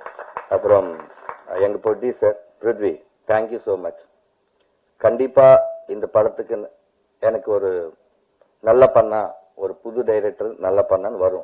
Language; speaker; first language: Tamil; non-native, learner; Telugu